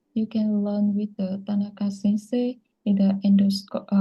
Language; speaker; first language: English; non-native, learner; Vietnamese